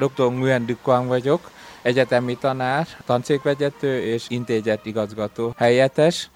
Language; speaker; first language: Hungarian; non-native, fluent; Vietnamese